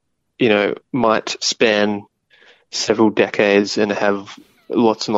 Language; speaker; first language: English; native; English